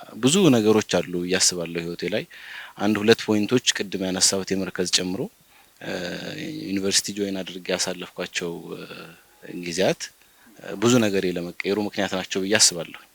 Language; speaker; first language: Amharic; native; Amharic